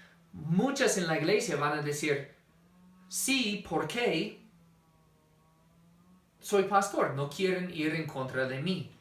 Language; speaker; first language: Spanish; non-native, fluent; English